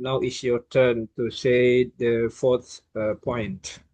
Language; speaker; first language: English; non-native, fluent; Malay